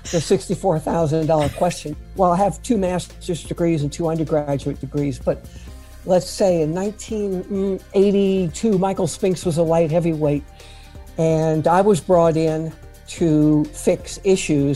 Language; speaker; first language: English; native; English